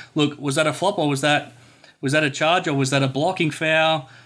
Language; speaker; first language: English; native; English